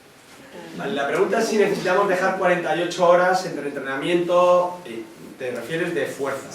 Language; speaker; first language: Spanish; native; Spanish